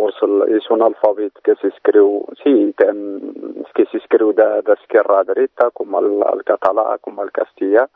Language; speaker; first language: Catalan; non-native, fluent; Berber languages